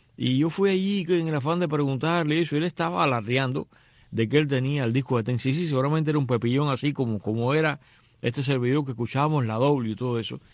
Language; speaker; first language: Spanish; native; Spanish